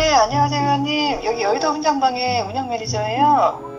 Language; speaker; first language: Korean; native; Korean